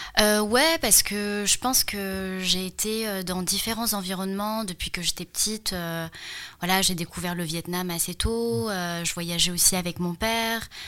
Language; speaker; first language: French; early bilingual, other home language; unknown